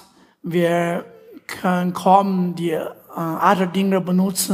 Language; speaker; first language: German; non-native, learner; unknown